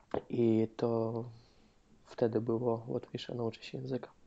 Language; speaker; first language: Polish; non-native, fluent; Ukrainian